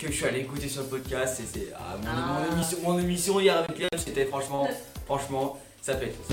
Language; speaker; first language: French; native; French